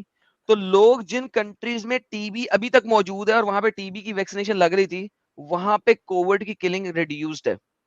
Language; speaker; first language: Hindi; native; Hindi